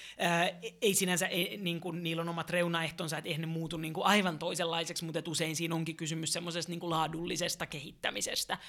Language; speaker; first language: Finnish; native; Finnish